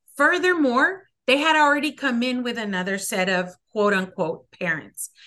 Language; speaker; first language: English; early bilingual, other home language; Spanish